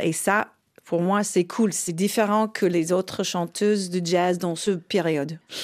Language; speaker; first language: French; non-native, fluent; English